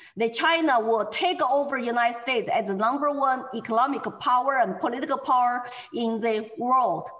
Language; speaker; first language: English; non-native, fluent; Chinese